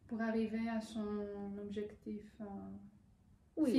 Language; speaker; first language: French; non-native, fluent; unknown